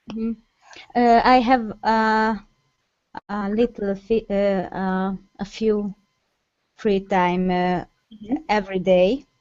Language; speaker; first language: English; non-native, learner; Hungarian